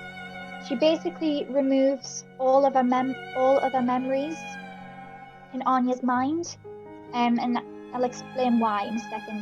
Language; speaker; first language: English; native; English